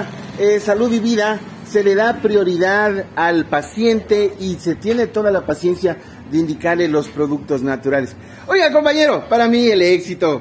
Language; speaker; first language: Spanish; native; Spanish